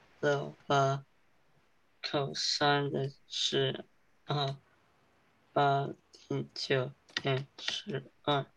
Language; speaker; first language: Chinese; early bilingual, heritage; Chinese